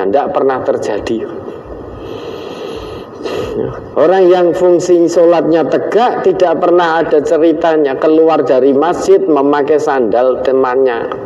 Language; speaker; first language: Indonesian; non-native, local second language; Javanese